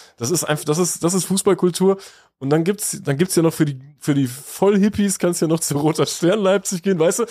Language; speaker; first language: German; native; German